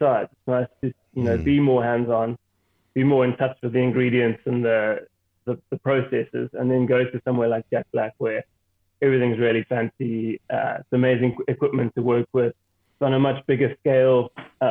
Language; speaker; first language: English; native; English